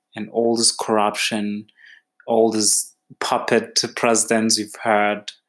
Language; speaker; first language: English; non-native, local second language; Xhosa